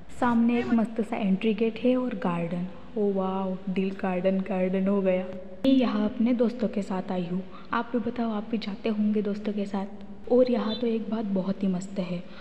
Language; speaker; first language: Hindi; non-native, local second language; Marathi